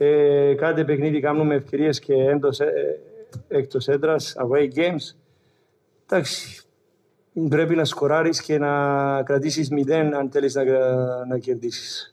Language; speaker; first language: Greek; non-native, learner; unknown